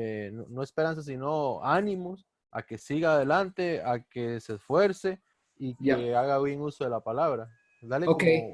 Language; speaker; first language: Spanish; native; Spanish